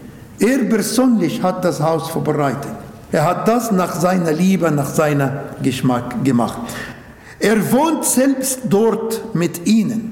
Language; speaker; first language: German; non-native, local second language; Arabic